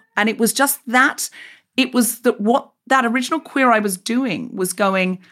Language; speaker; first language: English; native; English